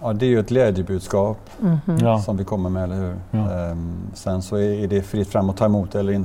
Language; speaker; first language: Swedish; native; Swedish